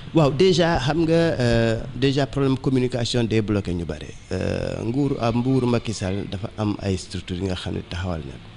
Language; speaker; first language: Wolof; non-native, local second language; Mandingo